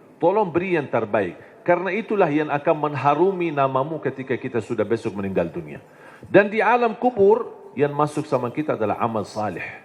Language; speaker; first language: Indonesian; non-native, fluent; Arabic